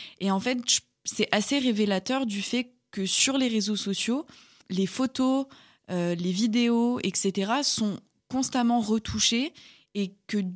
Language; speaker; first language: French; native; French